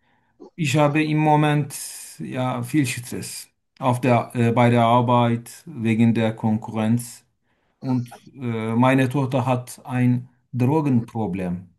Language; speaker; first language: German; non-native, learner; Turkish